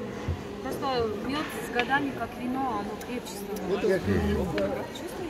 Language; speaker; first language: Russian; native; Russian